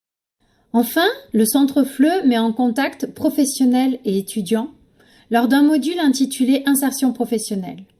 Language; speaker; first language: French; native; French